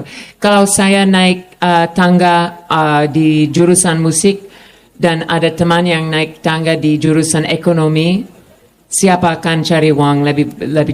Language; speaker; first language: Indonesian; non-native, fluent; English